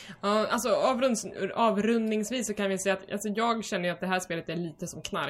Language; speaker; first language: Swedish; native; Swedish